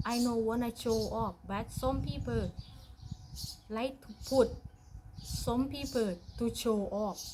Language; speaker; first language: English; non-native, learner; Thai